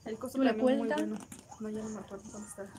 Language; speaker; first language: Spanish; native; Spanish